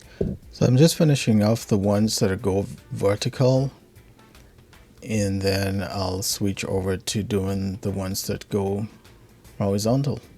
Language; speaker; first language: English; native; English